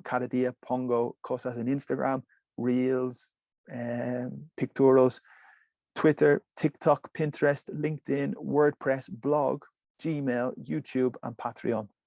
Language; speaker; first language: Spanish; non-native, learner; English